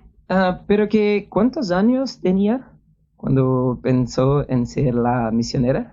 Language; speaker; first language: Spanish; non-native, learner; Portuguese